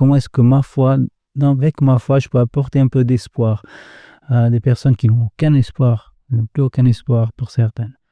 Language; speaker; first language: French; non-native, fluent; Portuguese